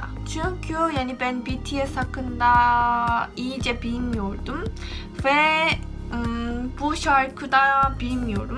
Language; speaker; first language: Turkish; non-native, fluent; Korean